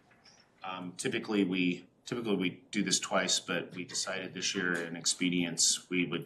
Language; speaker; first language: English; native; English